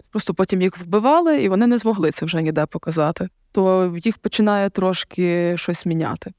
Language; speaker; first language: Ukrainian; native; Ukrainian